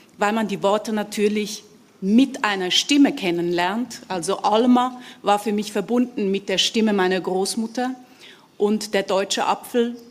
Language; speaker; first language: German; early bilingual, other home language; Hungarian